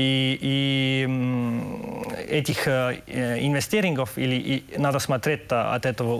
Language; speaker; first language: Russian; non-native, local second language; Estonian